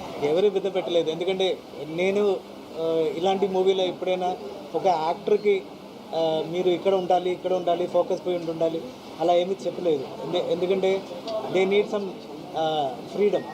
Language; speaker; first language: Telugu; non-native, learner; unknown